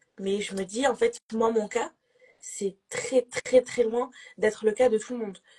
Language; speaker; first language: French; native; French